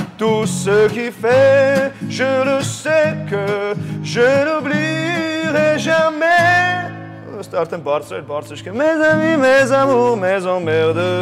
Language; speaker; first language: Armenian; native; Armenian